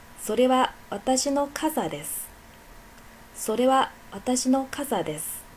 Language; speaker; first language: Japanese; non-native, fluent; Chinese